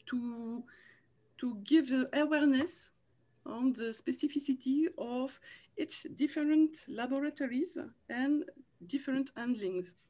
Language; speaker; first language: English; non-native, learner; French